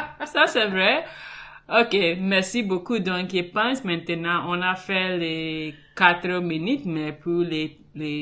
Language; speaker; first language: French; non-native, learner; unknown